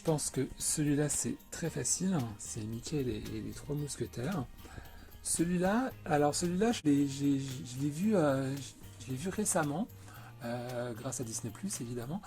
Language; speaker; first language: French; native; French